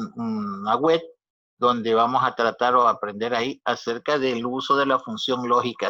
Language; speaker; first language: Spanish; native; Spanish